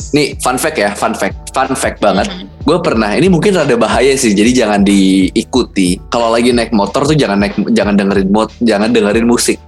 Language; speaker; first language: Indonesian; native; Indonesian